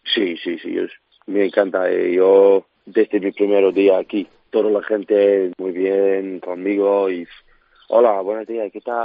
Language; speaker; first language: Spanish; non-native, learner; English